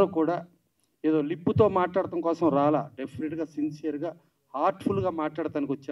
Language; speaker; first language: Telugu; native; Telugu